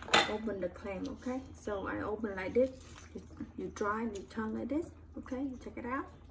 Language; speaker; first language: English; non-native, learner; Vietnamese